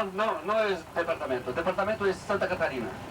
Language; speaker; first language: Spanish; non-native, learner; Portuguese